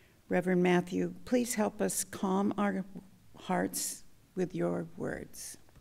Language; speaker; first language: English; native; English